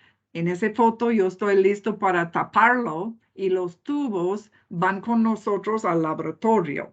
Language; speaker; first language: Spanish; non-native, fluent; English